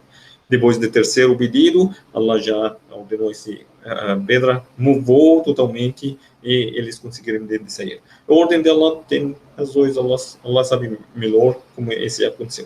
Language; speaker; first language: Portuguese; non-native, fluent; Arabic